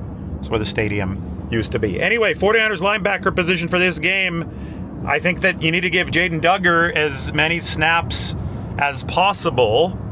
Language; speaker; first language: English; native; English